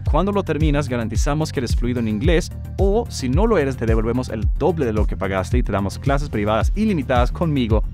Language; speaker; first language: Spanish; native; Spanish